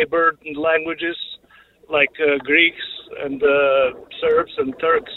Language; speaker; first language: English; non-native, learner; Albanian